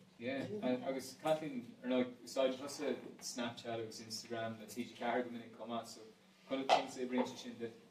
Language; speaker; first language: Irish; native; Irish